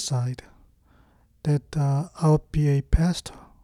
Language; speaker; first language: English; non-native, fluent; Korean